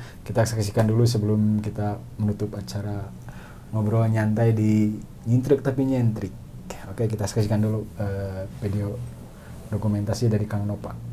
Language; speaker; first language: Indonesian; non-native, local second language; Sundanese